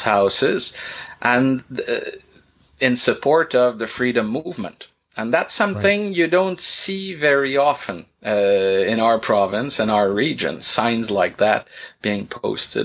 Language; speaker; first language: English; non-native, fluent; French